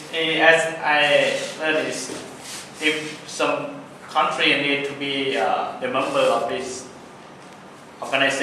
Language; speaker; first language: English; non-native, learner; Thai